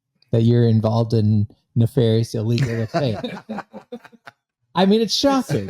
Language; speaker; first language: English; native; English